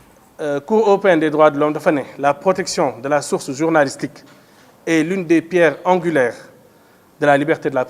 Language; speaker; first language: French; non-native, local second language; Wolof